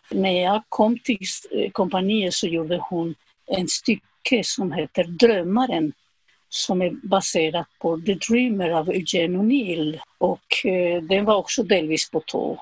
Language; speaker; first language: Swedish; non-native, fluent; Spanish